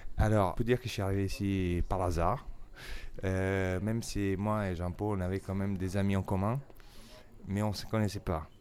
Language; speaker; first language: French; non-native, fluent; Italian